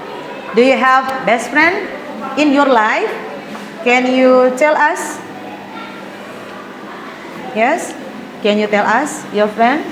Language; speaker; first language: English; non-native, fluent; Indonesian